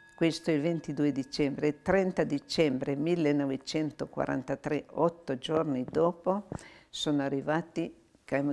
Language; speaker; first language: Italian; native; Italian